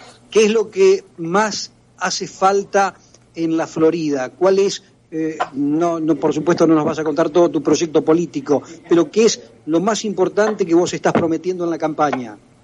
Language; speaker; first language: Spanish; native; Spanish